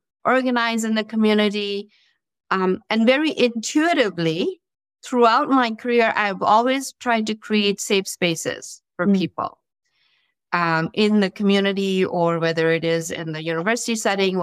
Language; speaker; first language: English; non-native, local second language; Gujarati